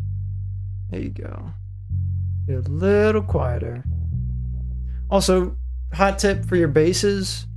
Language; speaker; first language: English; native; English